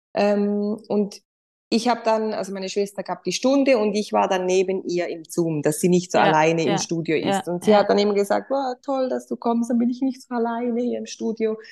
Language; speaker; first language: German; non-native, fluent; Spanish